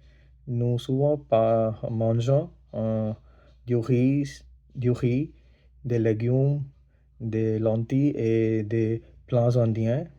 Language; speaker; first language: French; non-native, learner; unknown